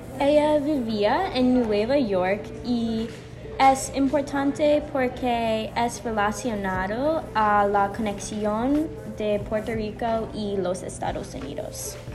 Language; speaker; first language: Spanish; non-native, learner; English